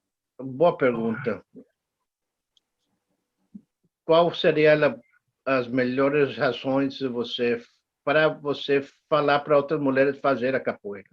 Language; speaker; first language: Portuguese; non-native, learner; English